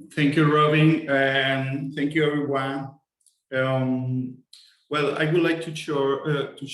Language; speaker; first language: English; non-native, fluent; Spanish